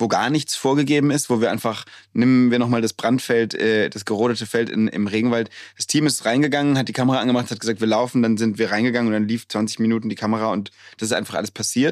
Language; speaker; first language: German; native; German